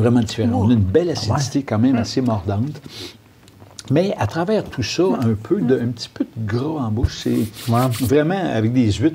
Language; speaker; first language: French; native; French